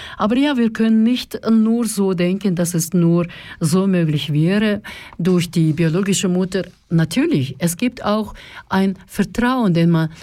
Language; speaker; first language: German; non-native, fluent; Russian